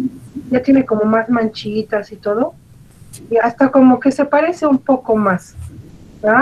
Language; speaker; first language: Spanish; native; Spanish